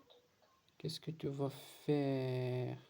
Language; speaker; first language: French; non-native, learner; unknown